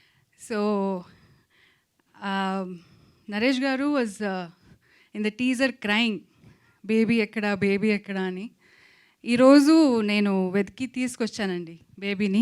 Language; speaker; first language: Telugu; non-native, local second language; Kannada